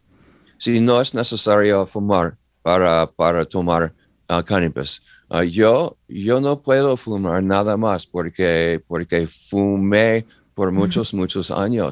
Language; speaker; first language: Spanish; non-native, learner; English